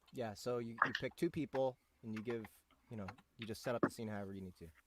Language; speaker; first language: English; native; English